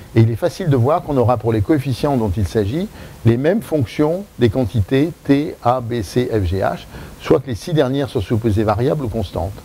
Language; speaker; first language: French; native; French